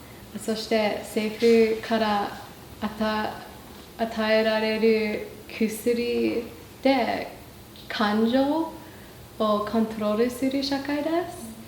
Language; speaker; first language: Japanese; non-native, fluent; English